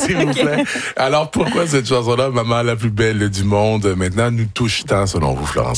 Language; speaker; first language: French; native; French